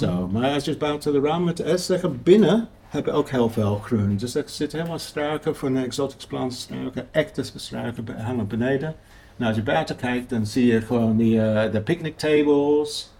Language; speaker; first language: Dutch; non-native, fluent; English